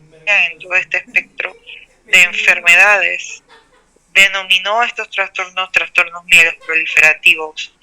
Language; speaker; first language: Spanish; native; Spanish